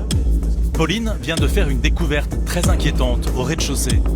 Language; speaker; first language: French; native; French